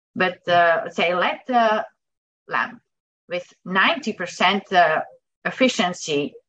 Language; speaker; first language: English; non-native, fluent; Dutch